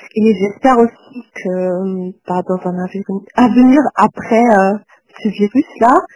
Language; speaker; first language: French; non-native, fluent; German